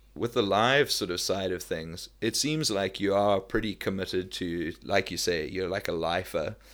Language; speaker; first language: English; native; English